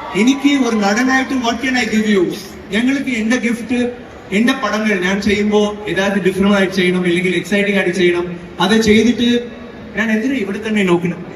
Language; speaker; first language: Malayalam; non-native, learner; Tamil